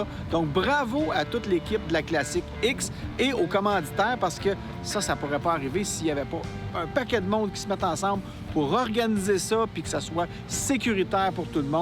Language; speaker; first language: French; native; French